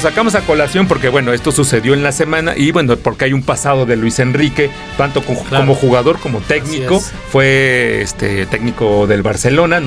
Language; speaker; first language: Spanish; native; Spanish